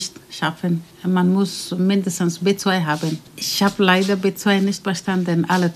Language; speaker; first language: German; non-native, learner; Persian